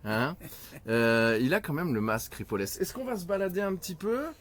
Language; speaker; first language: French; native; French